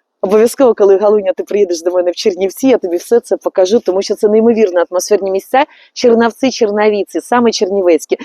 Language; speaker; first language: Ukrainian; native; Ukrainian